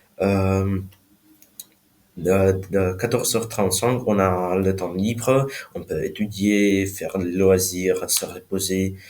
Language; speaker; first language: French; non-native, learner; Slovak